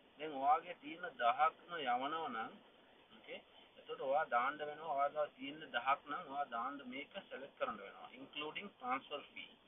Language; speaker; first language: Sinhala; non-native, local second language; Tamil